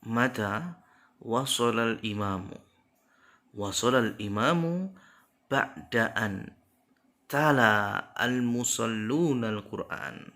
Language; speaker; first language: Arabic; non-native, fluent; Indonesian